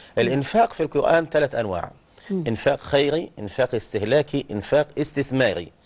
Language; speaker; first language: Arabic; native; Arabic